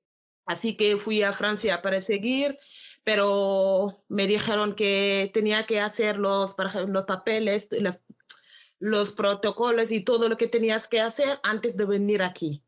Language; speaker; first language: Spanish; non-native, learner; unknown